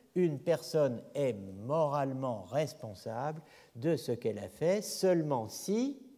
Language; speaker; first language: French; native; French